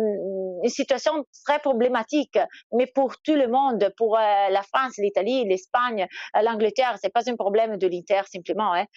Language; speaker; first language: French; non-native, fluent; Italian